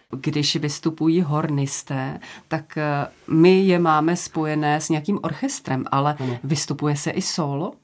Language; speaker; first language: Czech; native; Czech